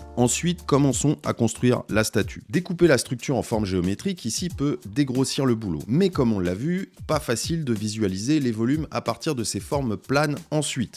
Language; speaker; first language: French; native; French